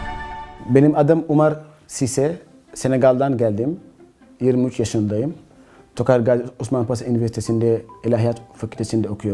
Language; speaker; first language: Turkish; non-native, fluent; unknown